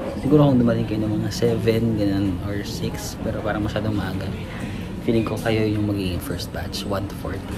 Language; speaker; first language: Filipino; native; Filipino